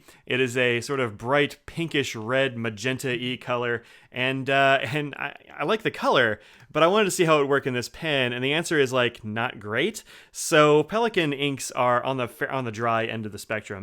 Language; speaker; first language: English; native; English